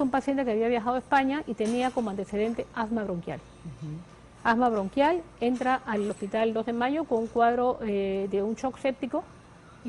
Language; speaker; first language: Spanish; native; Spanish